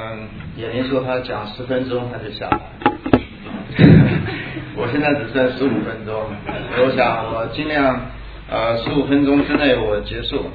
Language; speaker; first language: Chinese; native; Chinese